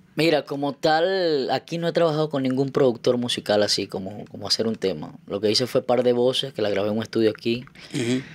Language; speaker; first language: Spanish; native; Spanish